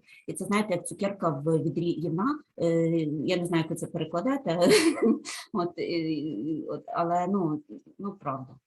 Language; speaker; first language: Ukrainian; native; Ukrainian